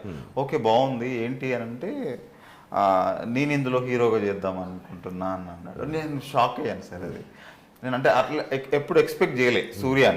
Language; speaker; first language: Telugu; native; Telugu